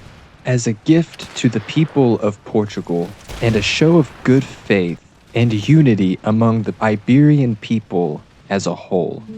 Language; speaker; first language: English; native; English